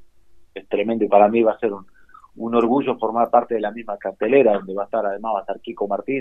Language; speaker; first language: Spanish; native; Spanish